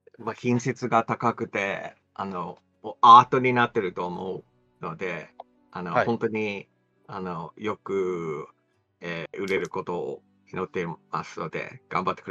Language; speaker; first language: Japanese; non-native, fluent; English